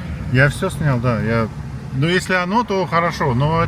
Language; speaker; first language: Russian; native; Russian